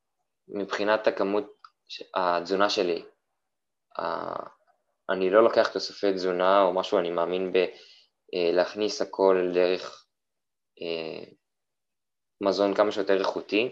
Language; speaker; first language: Hebrew; native; Hebrew